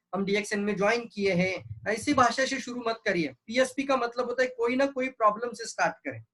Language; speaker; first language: Hindi; non-native, local second language; Marathi